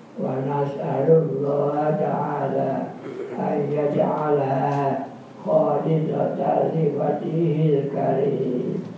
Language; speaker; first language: Arabic; non-native, fluent; Javanese